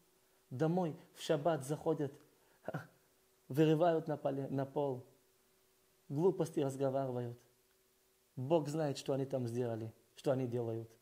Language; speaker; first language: Russian; early bilingual, heritage; Russian